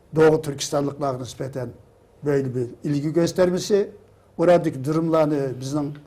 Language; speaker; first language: Turkish; non-native, fluent; Uyghur